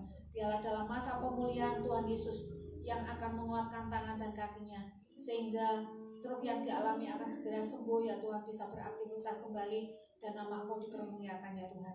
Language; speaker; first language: Indonesian; non-native, local second language; Javanese